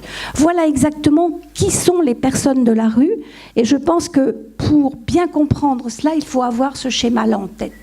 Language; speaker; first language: French; native; French